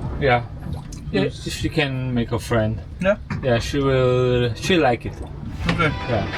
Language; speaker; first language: English; non-native, learner; Korean